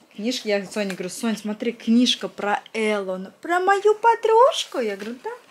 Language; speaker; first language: Russian; native; Russian